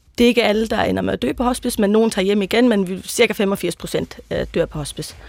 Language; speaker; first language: Danish; non-native, local second language; Faroese